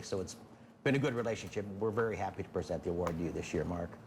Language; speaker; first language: English; native; English